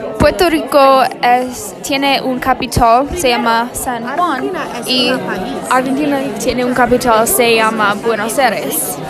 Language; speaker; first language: Spanish; non-native, learner; English